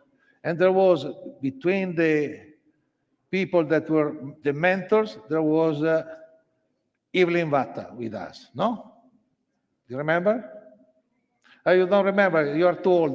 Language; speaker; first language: English; non-native, learner; Italian